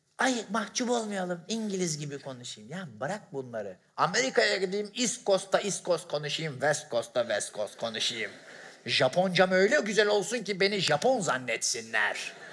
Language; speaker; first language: Turkish; native; Turkish